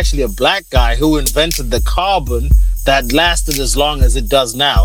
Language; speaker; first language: English; non-native, local second language; Shona